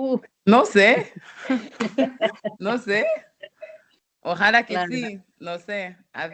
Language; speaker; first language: Spanish; non-native, fluent; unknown